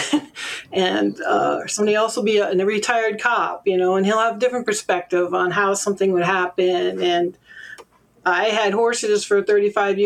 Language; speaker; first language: English; native; English